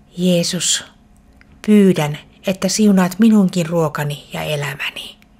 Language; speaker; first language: Finnish; native; Finnish